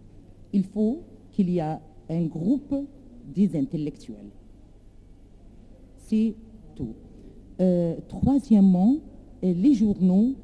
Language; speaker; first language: French; non-native, learner; Arabic